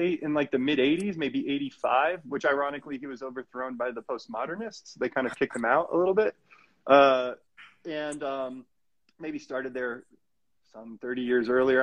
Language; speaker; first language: English; native; English